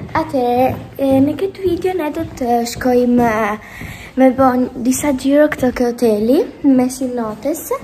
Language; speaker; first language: Albanian; early bilingual, heritage; Albanian